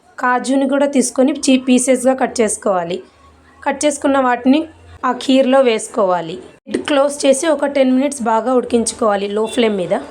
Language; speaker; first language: Telugu; non-native, local second language; Urdu